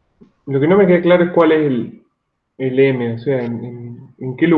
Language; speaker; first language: Spanish; native; Spanish